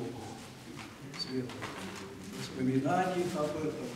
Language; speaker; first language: Russian; native; Russian